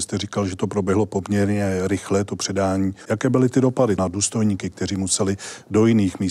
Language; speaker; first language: Czech; native; Czech